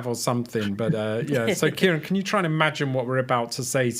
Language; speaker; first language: English; native; English